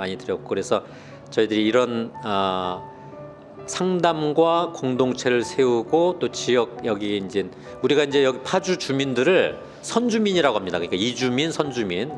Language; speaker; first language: Korean; native; Korean